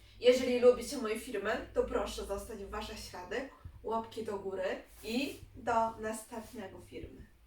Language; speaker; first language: Polish; non-native, learner; Chinese